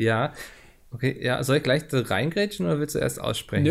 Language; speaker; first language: German; native; German